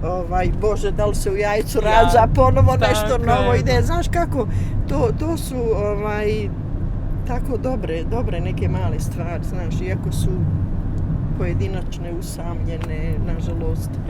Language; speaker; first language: Bosnian; native; Bosnian